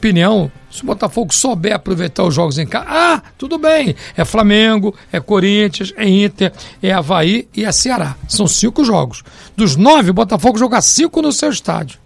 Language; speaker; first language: Portuguese; native; Portuguese